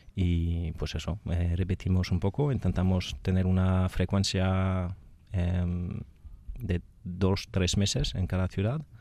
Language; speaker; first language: Spanish; non-native, fluent; French